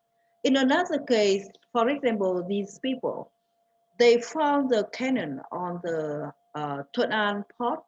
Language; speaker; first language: English; non-native, fluent; Vietnamese